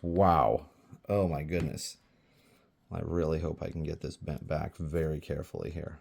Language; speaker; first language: English; native; English